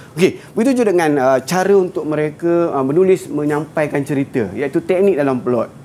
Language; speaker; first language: Malay; native; Malay